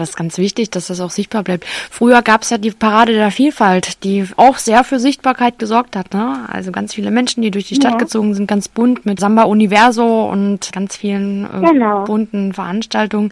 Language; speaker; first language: German; native; German